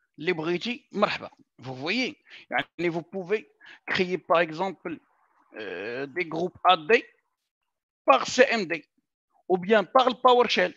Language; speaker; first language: French; non-native, local second language; Arabic